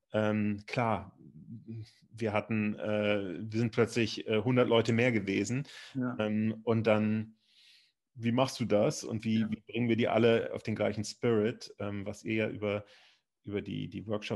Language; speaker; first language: German; native; German